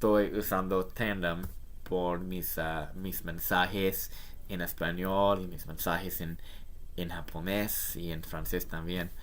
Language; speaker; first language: Spanish; non-native, learner; English